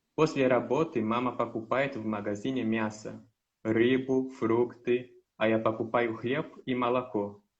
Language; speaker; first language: Russian; non-native, learner; Portuguese